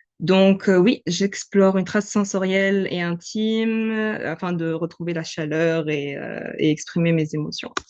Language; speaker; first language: French; non-native, local second language; Arabic